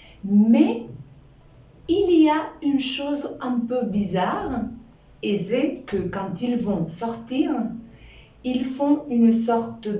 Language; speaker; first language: French; non-native, fluent; Spanish